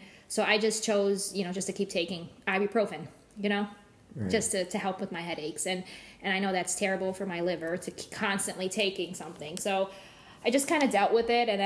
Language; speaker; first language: English; native; English